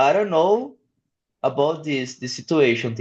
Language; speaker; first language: English; non-native, learner; Portuguese